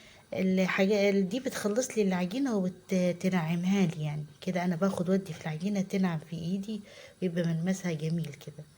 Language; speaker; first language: Arabic; native; Arabic